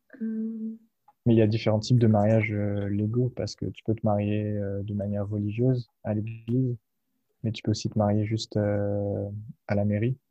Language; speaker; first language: French; native; French